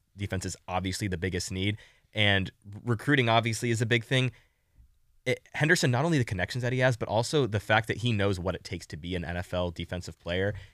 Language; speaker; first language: English; native; English